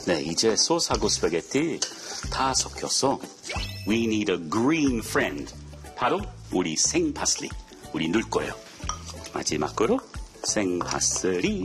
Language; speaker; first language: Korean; non-native, fluent; English